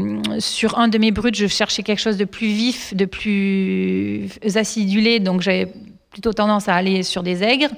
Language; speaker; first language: French; native; French